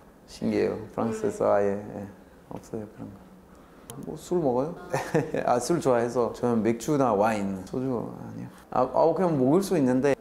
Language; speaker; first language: Korean; non-native, fluent; French